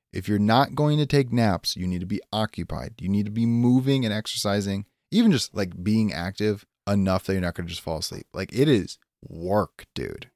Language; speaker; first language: English; native; English